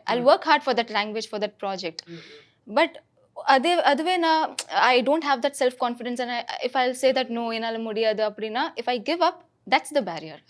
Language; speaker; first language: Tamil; non-native, fluent; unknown